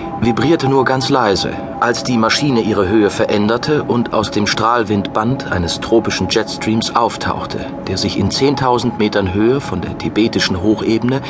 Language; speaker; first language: German; native; German